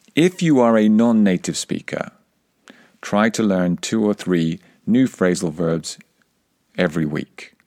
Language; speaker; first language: English; native; English